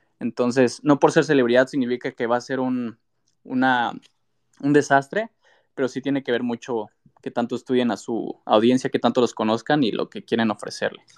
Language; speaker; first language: Spanish; early bilingual, heritage; Spanish